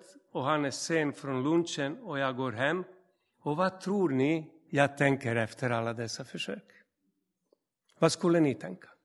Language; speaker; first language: Swedish; non-native, fluent; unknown